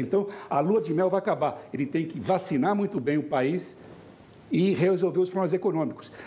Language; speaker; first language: Portuguese; native; Portuguese